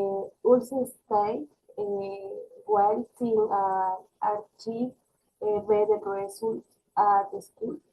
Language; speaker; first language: English; non-native, learner; Spanish